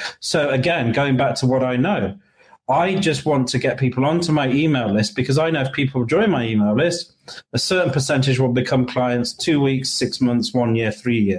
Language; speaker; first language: English; native; English